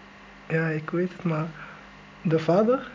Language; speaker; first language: Dutch; non-native, learner; Arabic